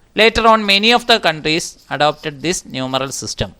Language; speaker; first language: English; non-native, local second language; Malayalam